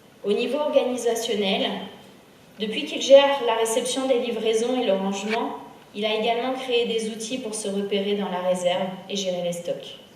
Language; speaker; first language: French; native; French